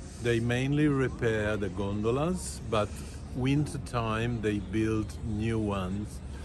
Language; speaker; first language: English; non-native, fluent; Italian